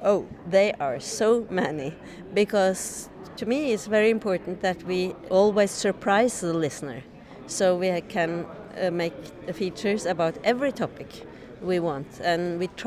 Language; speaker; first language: English; non-native, fluent; Norwegian